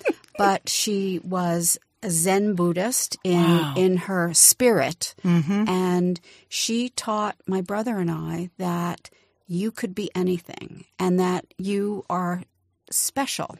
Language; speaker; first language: English; native; English